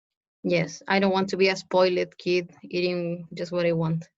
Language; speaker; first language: English; non-native, learner; Spanish